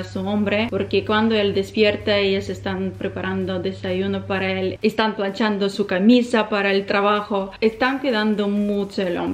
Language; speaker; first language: Spanish; non-native, fluent; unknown